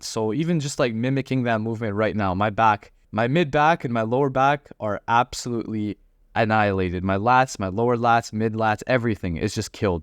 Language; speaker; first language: English; native; English